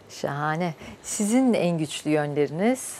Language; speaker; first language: Turkish; native; Turkish